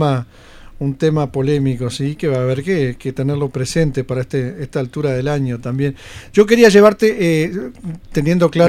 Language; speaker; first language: Spanish; native; Spanish